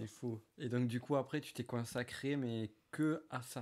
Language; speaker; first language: French; native; French